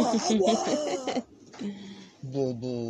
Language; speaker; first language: Spanish; non-native, learner; English